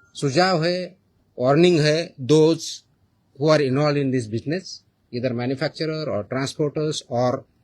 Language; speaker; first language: Hindi; non-native, local second language; Marathi